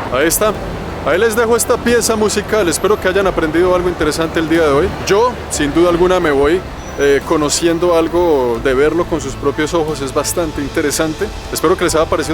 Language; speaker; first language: Spanish; native; Spanish